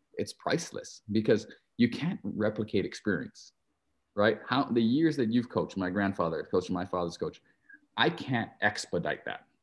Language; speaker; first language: English; native; English